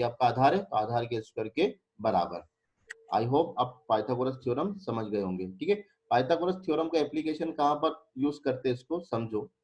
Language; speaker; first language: Hindi; native; Hindi